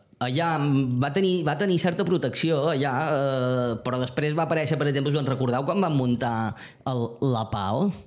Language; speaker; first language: Catalan; native; Catalan